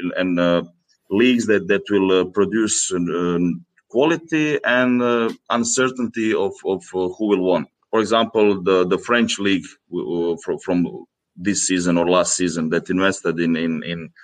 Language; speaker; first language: English; non-native, fluent; Greek